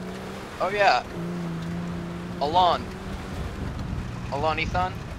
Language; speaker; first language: English; native; English